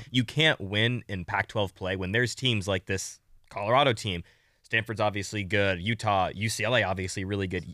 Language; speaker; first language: English; native; English